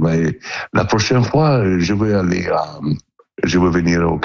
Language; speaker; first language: French; non-native, learner; Italian